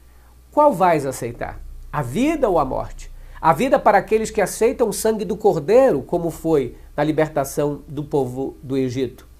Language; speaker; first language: Portuguese; native; Portuguese